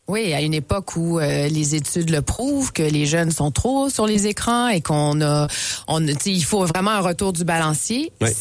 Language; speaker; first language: French; native; French